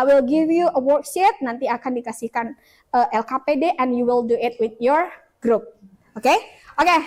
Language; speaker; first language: English; non-native, fluent; Indonesian